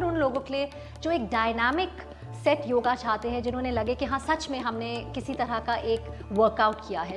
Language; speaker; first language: Hindi; native; Hindi